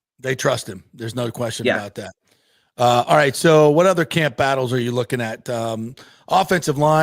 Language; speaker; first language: English; native; English